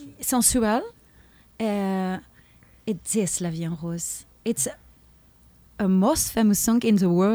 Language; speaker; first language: English; non-native, learner; French